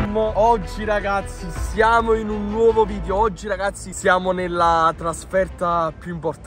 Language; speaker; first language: Italian; native; Italian